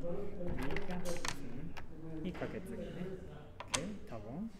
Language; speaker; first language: Portuguese; non-native, learner; Japanese